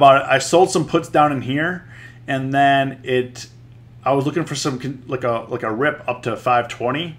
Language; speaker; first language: English; native; English